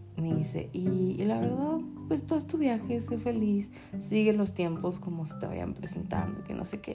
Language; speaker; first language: Spanish; native; Spanish